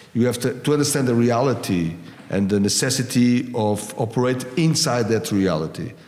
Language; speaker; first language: English; non-native, fluent; Portuguese